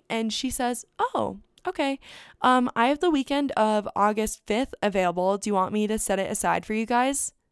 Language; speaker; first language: English; native; English